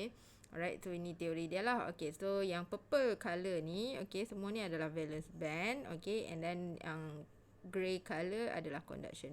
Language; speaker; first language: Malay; native; Malay